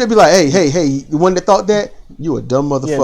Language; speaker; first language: English; native; English